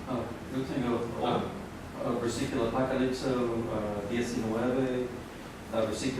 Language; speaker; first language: Spanish; non-native, learner; English